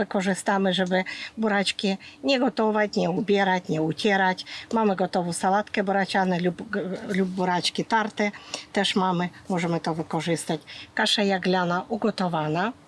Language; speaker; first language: Polish; non-native, fluent; Ukrainian